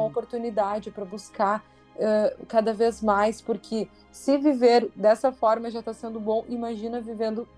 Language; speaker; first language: Portuguese; native; Portuguese